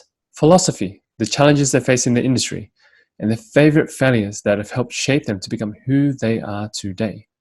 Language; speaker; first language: English; native; English